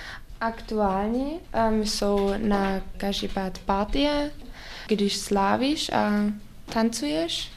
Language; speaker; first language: Czech; non-native, learner; Upper Sorbian